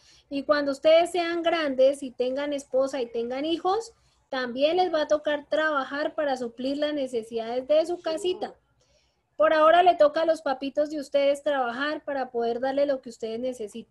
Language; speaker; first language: Spanish; native; Spanish